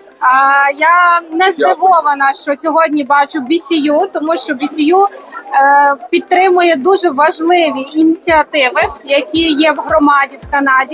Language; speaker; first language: Ukrainian; native; Ukrainian